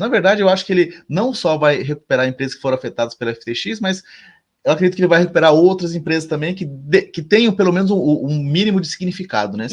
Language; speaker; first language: Portuguese; native; Portuguese